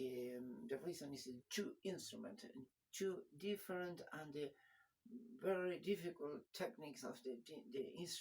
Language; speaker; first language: English; non-native, learner; Spanish